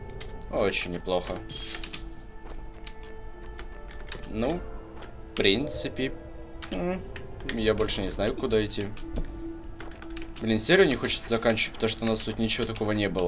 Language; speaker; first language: Russian; native; Russian